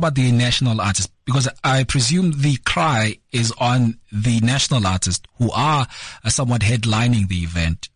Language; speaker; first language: English; non-native, local second language; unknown